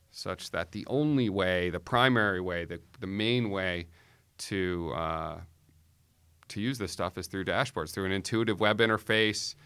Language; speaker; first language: English; native; English